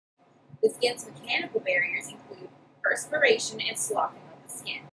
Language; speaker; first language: English; native; English